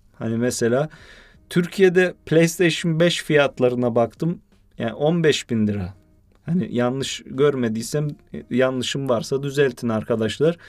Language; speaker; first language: Turkish; early bilingual, heritage; Turkish